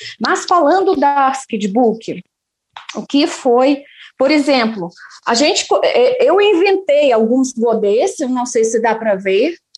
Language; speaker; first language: Portuguese; non-native, fluent; Russian